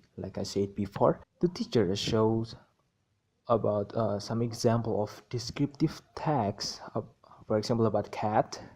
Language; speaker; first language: English; non-native, learner; Indonesian